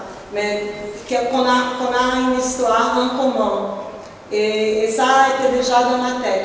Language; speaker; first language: French; non-native, fluent; Portuguese